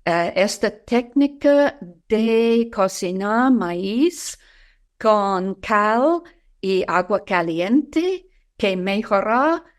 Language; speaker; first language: Spanish; non-native, fluent; English